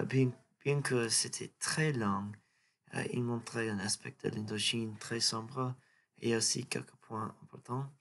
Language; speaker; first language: French; non-native, learner; English